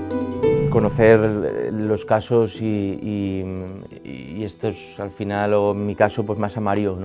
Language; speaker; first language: Spanish; native; Spanish